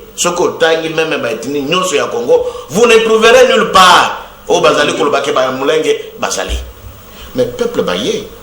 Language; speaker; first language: Lingala; non-native, local second language; Swahili